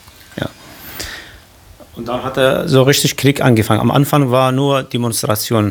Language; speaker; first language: German; non-native, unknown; Kurdish